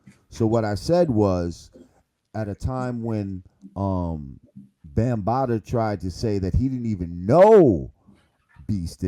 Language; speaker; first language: English; native; English